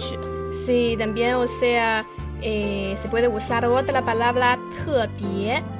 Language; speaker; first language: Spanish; non-native, fluent; Chinese